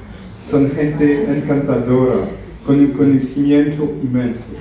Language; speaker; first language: Spanish; non-native, fluent; French